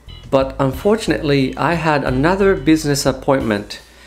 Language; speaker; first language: English; non-native, fluent; Japanese